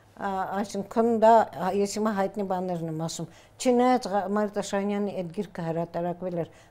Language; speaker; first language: Armenian; native; Armenian